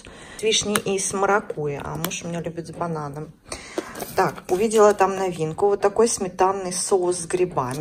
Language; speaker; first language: Russian; native; Russian